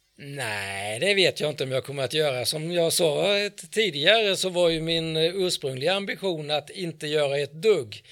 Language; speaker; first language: Swedish; native; Swedish